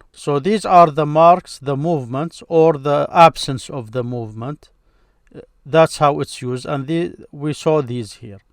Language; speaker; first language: English; non-native, fluent; Arabic